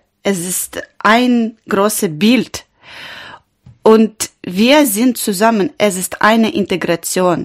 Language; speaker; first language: German; non-native, learner; Ukrainian